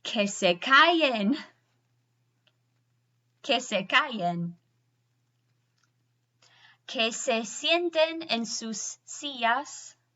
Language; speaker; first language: Spanish; non-native, fluent; English